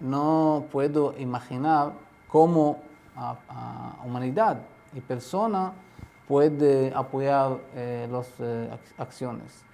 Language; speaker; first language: Spanish; non-native, learner; Arabic